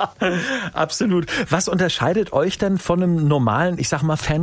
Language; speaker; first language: German; native; German